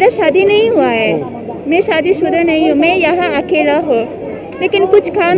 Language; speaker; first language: Hindi; non-native, learner; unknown